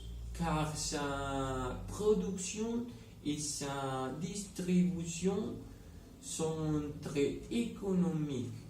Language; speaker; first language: French; non-native, learner; Spanish